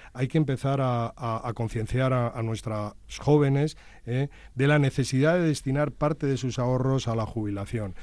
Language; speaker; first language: Spanish; native; Spanish